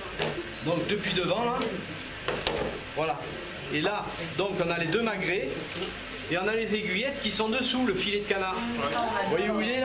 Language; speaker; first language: French; native; French